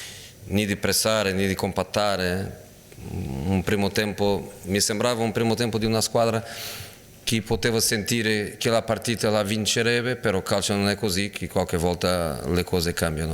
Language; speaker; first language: Italian; non-native, fluent; Portuguese